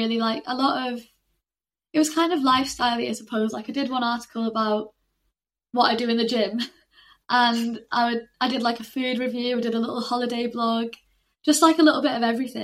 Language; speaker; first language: English; native; English